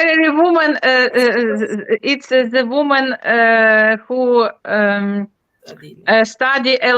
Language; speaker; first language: English; non-native, learner; Ukrainian